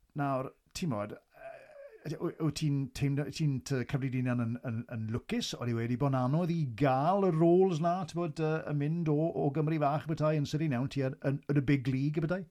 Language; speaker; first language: Welsh; native; Welsh